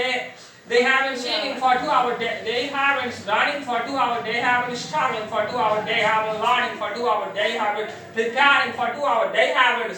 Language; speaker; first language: English; non-native, fluent; Hindi